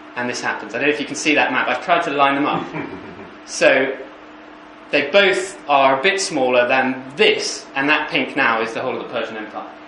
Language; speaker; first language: English; native; English